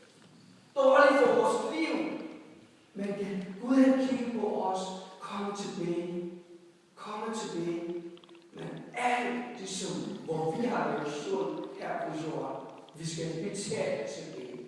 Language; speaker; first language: Danish; non-native, fluent; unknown